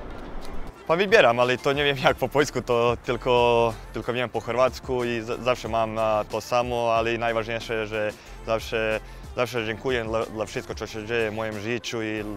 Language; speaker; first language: Polish; non-native, learner; Croatian